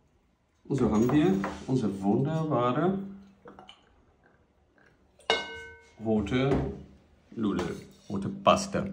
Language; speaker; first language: German; non-native, fluent; Portuguese